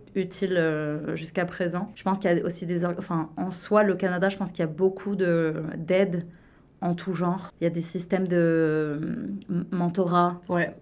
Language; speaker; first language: French; native; French